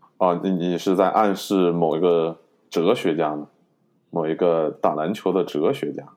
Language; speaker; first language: Chinese; native; Chinese